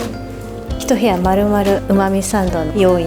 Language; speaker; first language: Japanese; native; Japanese